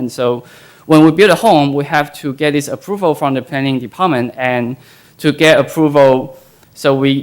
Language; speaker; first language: English; non-native, fluent; Chinese